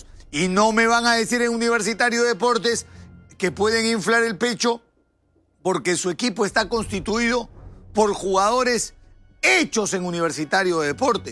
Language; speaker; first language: Spanish; native; Spanish